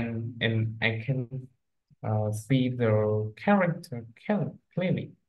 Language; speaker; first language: English; non-native, learner; Vietnamese